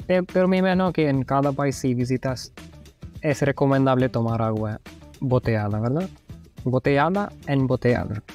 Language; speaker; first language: Spanish; non-native, fluent; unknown